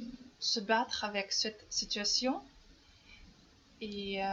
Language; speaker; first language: French; non-native, fluent; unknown